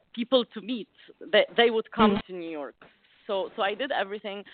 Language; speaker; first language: English; non-native, fluent; Arabic